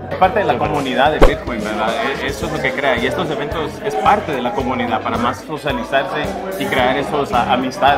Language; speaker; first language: Spanish; native; Spanish